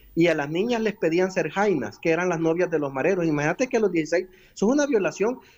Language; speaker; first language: Spanish; native; Spanish